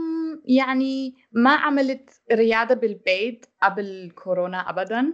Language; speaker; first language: Arabic; non-native, learner; German